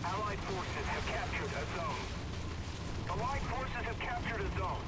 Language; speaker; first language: English; native; English